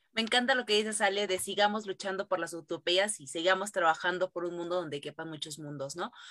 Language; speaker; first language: Spanish; native; Spanish